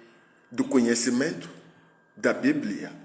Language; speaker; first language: Portuguese; non-native, fluent; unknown